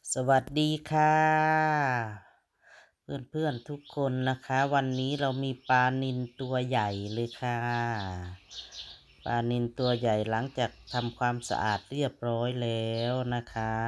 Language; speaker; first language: Thai; non-native, local second language; Lao